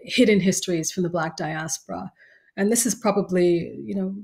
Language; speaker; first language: English; native; English